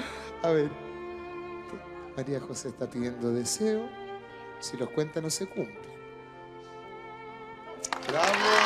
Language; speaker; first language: Spanish; native; Spanish